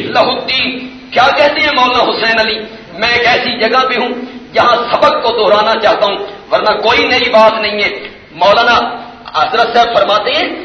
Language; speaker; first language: Urdu; non-native, local second language; Punjabi